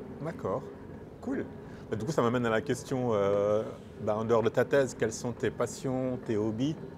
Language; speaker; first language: French; native; French